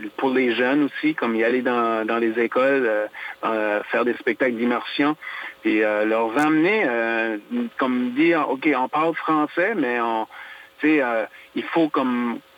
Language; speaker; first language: French; native; French